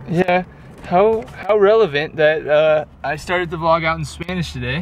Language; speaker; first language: English; native; English